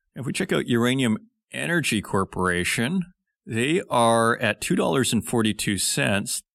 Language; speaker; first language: English; native; English